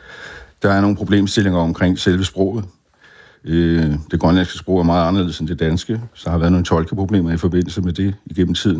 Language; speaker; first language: Danish; native; Danish